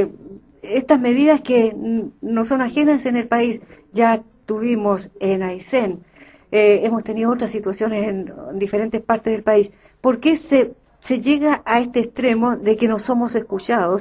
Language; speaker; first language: Spanish; native; Spanish